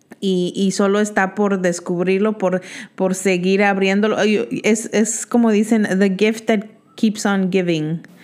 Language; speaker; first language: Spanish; early bilingual, heritage; Spanish